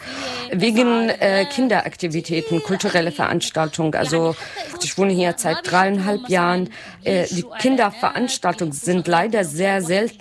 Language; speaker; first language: German; non-native, learner; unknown